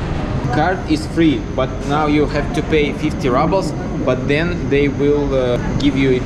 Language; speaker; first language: English; non-native, learner; Russian